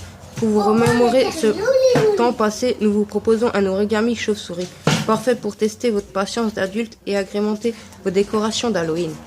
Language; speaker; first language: French; native; French